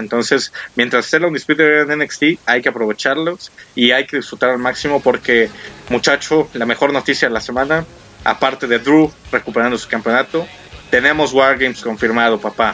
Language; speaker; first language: Spanish; native; Spanish